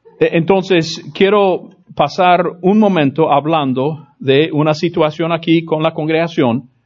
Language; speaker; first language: Spanish; non-native, fluent; English